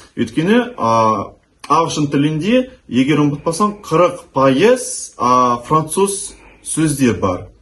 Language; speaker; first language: Kazakh; non-native, local second language; Russian